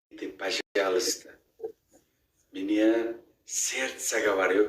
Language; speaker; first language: Russian; non-native, learner; Uzbek